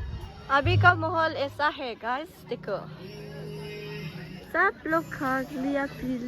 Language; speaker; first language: Hindi; non-native, local second language; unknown